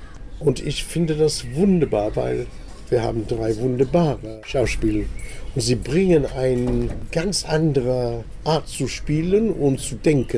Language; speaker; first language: German; non-native, fluent; English